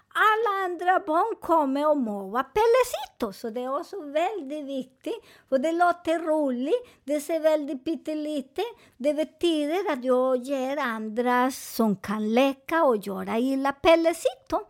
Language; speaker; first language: Swedish; non-native, fluent; Spanish